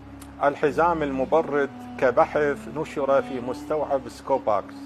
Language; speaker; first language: Arabic; native; Arabic